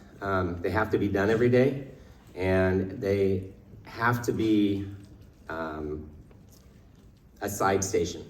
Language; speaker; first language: English; native; English